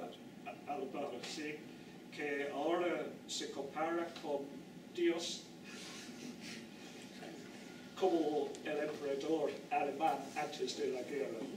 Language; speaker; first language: Spanish; non-native, fluent; English